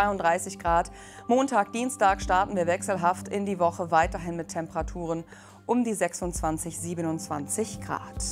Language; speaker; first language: German; native; German